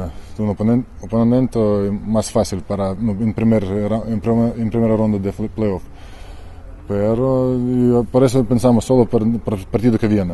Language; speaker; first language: Spanish; non-native, learner; Ukrainian